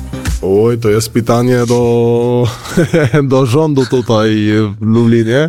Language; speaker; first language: Polish; non-native, learner; Spanish